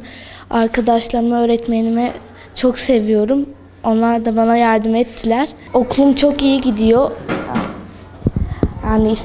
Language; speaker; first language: Turkish; early bilingual, other home language; Arabic